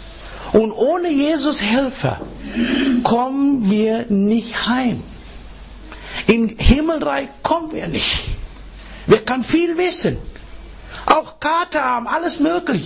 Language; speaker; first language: German; non-native, fluent; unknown